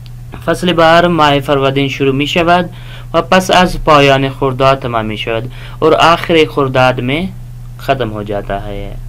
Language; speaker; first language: Persian; non-native, fluent; Urdu